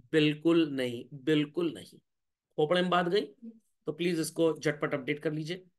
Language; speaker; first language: Hindi; native; Hindi